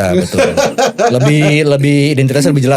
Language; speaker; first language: Indonesian; native; Indonesian